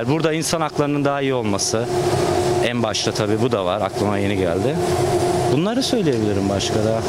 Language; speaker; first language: Turkish; native; Turkish